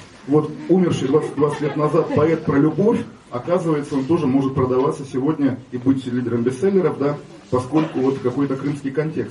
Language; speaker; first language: Russian; native; Russian